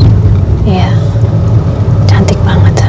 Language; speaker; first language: Indonesian; native; Indonesian